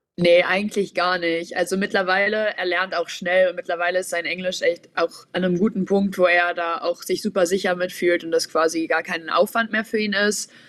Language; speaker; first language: German; native; German